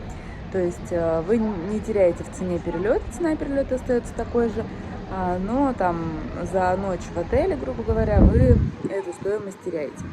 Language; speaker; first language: Russian; native; Russian